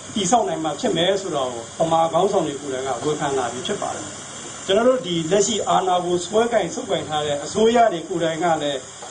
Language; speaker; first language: Burmese; non-native, local second language; Tedim Chin